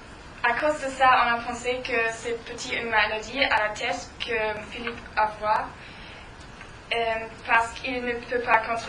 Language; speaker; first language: French; non-native, learner; German